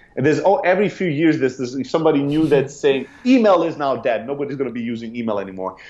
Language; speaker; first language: English; non-native, fluent; German